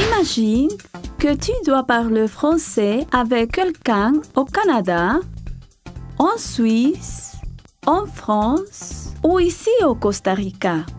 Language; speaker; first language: French; non-native, fluent; Spanish